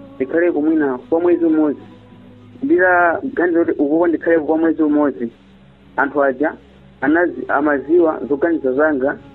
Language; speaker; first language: Nyanja; native; Nyanja